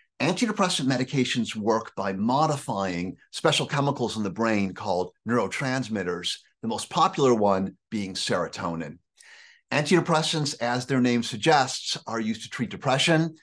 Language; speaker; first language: English; native; English